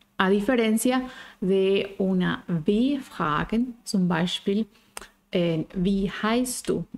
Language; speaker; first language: German; non-native, fluent; Spanish